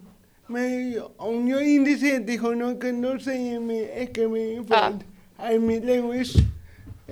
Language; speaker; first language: Swedish; non-native, learner; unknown